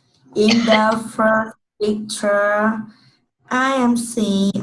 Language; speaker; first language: English; non-native, learner; Vietnamese